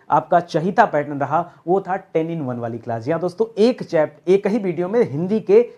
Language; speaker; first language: Hindi; native; Hindi